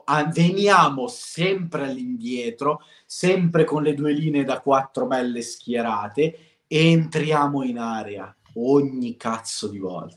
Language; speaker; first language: Italian; native; Italian